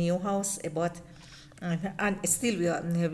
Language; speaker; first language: English; non-native, learner; Persian